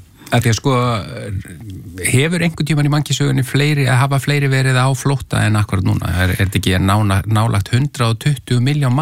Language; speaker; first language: Icelandic; native; Icelandic